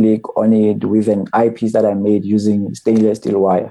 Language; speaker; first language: English; non-native, local second language; Southern Sotho